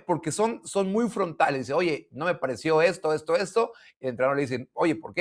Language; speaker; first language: Spanish; native; Spanish